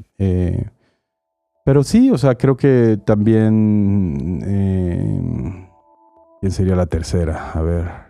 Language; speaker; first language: Spanish; native; Spanish